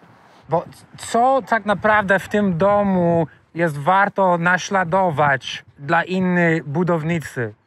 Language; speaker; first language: Polish; non-native, fluent; English